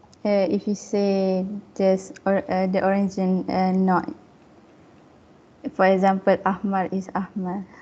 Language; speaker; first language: English; non-native, local second language; Malay